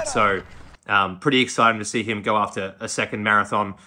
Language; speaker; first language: English; native; English